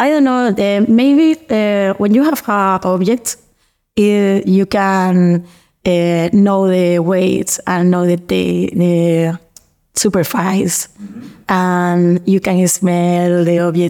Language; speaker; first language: English; non-native, learner; Spanish